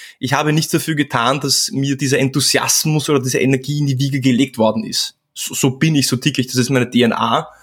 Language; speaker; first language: German; early bilingual, other home language; Czech